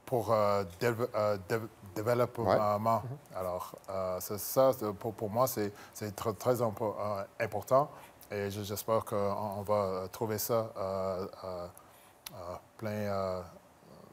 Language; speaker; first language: French; non-native, local second language; English